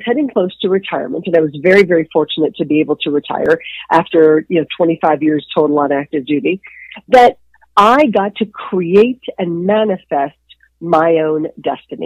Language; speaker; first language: English; native; English